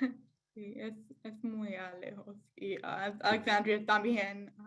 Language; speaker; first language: Spanish; non-native, learner; English